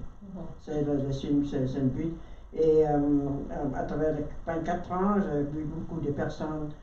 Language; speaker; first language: French; non-native, learner; Vietnamese